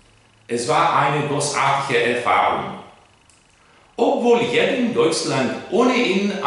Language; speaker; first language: German; non-native, learner; Greek